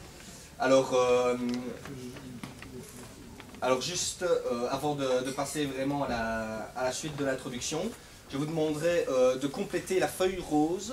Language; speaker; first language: French; native; French